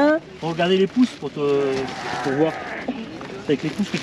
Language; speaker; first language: French; native; French